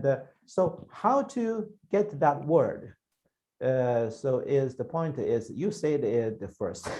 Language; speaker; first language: English; non-native, learner; Chinese